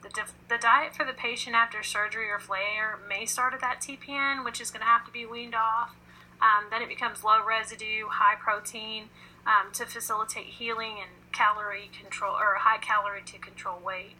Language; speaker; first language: English; native; English